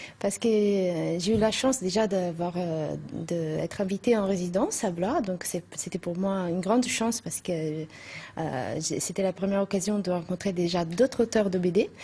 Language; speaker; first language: French; non-native, fluent; Italian